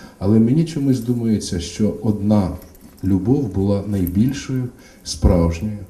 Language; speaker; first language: Ukrainian; native; Ukrainian